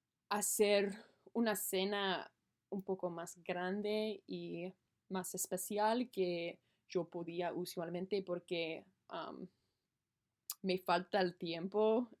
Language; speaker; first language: Spanish; non-native, learner; English